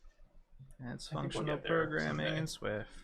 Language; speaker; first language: English; native; English